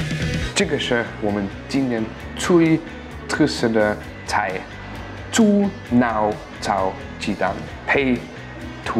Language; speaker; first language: Chinese; non-native, fluent; German